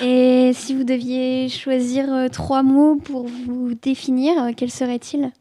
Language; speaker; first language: French; native; French